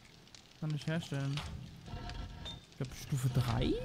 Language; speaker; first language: German; native; German